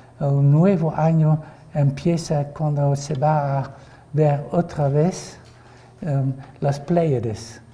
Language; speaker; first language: Spanish; non-native, fluent; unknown